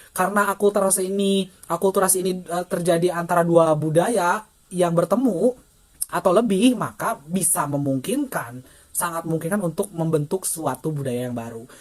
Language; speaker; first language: Indonesian; non-native, local second language; Sundanese